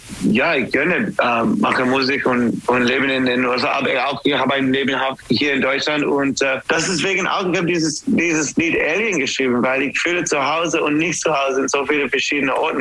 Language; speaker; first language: German; non-native, fluent; English